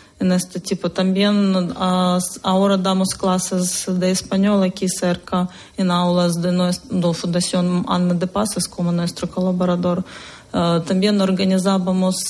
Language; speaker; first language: Spanish; non-native, learner; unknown